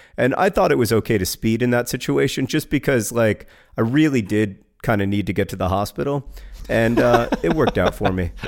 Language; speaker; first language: English; native; English